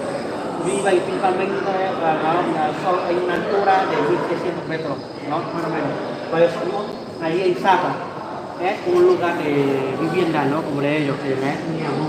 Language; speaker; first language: Spanish; non-native, fluent; Vietnamese